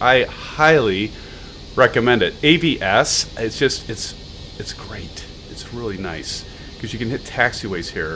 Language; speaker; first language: English; native; English